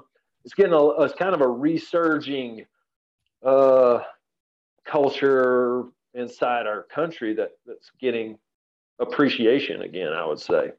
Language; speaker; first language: English; native; English